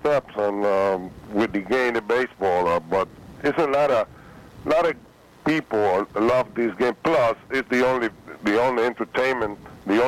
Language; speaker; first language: English; non-native, fluent; Spanish